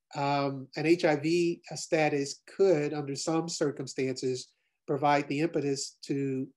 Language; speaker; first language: English; native; English